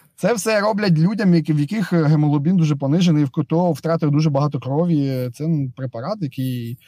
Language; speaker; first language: Ukrainian; native; Ukrainian